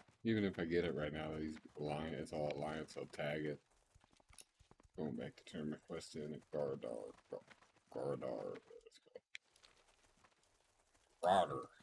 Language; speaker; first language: English; native; English